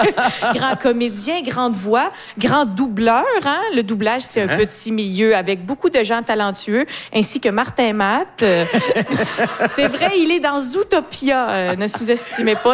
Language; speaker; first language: French; native; French